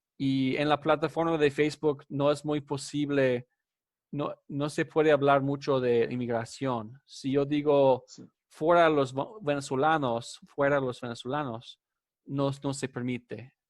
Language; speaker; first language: Spanish; non-native, fluent; English